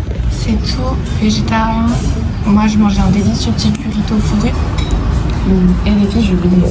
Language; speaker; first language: French; native; French